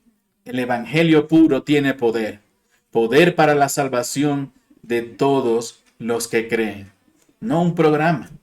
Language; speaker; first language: Spanish; non-native, fluent; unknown